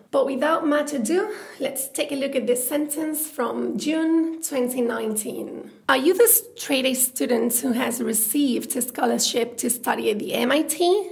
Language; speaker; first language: English; non-native, fluent; Spanish